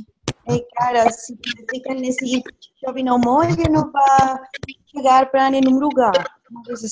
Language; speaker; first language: Portuguese; non-native, learner; Spanish